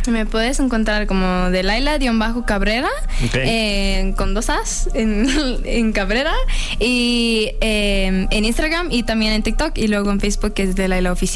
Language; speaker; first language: Spanish; non-native, learner; English